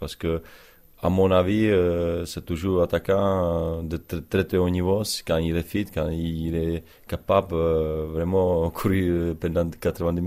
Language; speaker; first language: French; non-native, learner; Czech